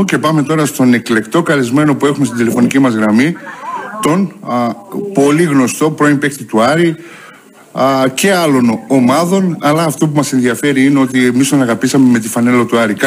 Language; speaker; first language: Greek; native; Greek